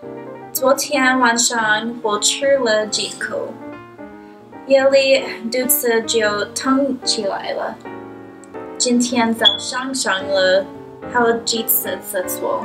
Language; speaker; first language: Chinese; non-native, learner; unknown